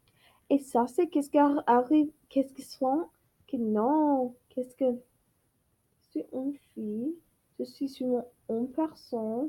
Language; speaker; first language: French; non-native, learner; English